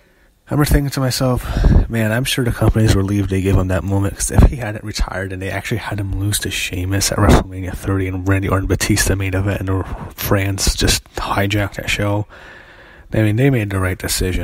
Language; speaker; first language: English; native; English